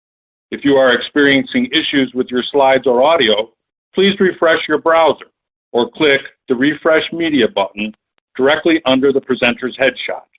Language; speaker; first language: English; native; English